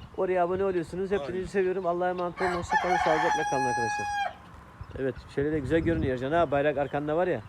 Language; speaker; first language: Turkish; native; Turkish